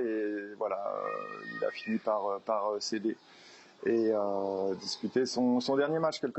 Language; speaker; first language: French; native; French